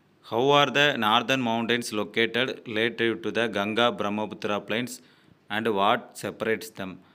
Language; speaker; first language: English; non-native, local second language; Tamil